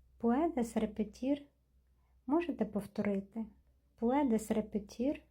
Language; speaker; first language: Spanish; non-native, learner; Ukrainian